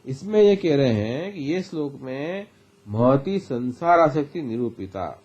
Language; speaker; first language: Hindi; non-native, local second language; Gujarati